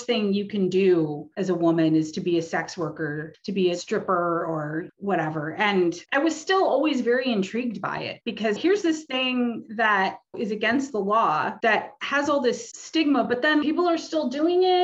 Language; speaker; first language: English; native; English